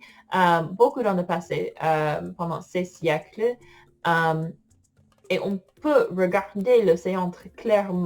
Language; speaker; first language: French; non-native, fluent; English